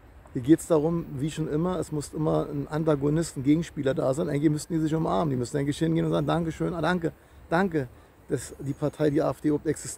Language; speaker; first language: German; native; German